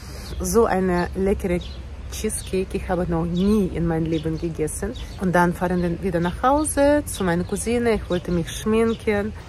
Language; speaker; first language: German; non-native, fluent; Russian